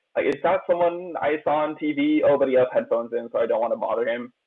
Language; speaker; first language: English; native; English